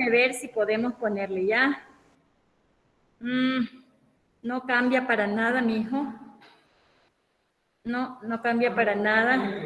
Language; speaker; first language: Spanish; native; Spanish